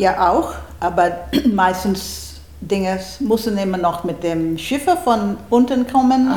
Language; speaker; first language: German; early bilingual, heritage; German